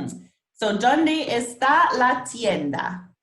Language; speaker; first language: Spanish; non-native, fluent; English